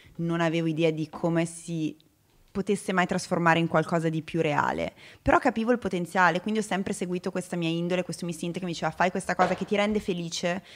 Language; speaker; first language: Italian; native; Italian